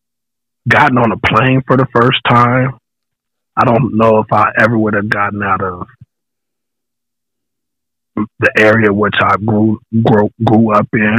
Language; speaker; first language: English; native; English